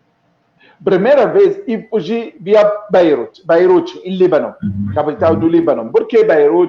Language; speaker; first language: Portuguese; non-native, fluent; Arabic